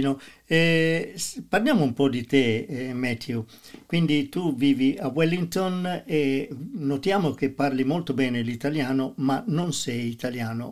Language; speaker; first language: Italian; native; Italian